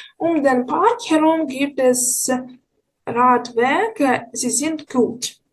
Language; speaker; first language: German; non-native, learner; Ukrainian